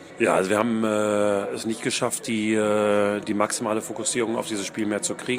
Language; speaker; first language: German; native; German